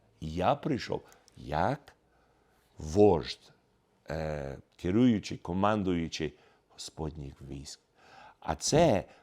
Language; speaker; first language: Ukrainian; early bilingual, heritage; Ukrainian